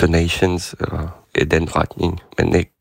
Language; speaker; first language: Danish; non-native, fluent; Ukrainian